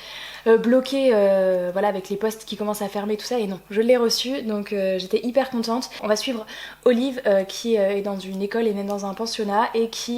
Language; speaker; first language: French; native; French